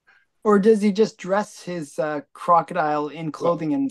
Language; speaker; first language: English; native; English